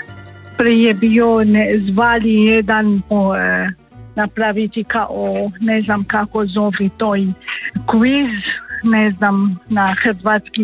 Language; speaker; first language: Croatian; non-native, learner; Arabic